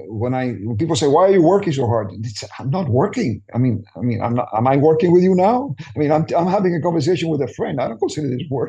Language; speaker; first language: English; non-native, fluent; Spanish